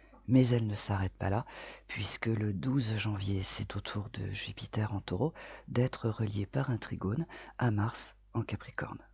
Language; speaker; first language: French; native; French